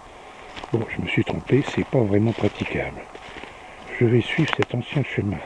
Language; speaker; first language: French; native; French